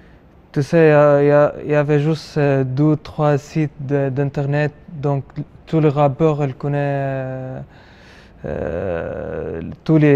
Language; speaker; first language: French; non-native, learner; Arabic